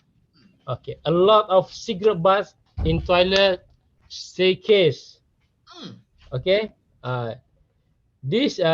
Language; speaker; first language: English; non-native, learner; Malay